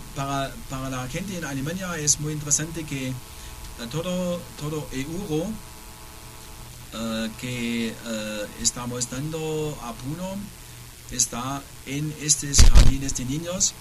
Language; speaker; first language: Spanish; non-native, learner; German